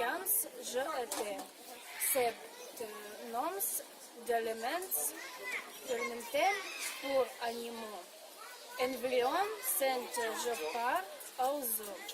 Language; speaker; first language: French; non-native, learner; Russian